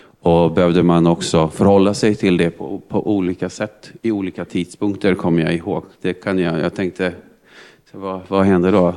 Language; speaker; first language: Swedish; non-native, fluent; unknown